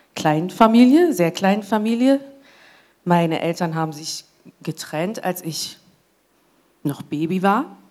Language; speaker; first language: German; non-native, fluent; English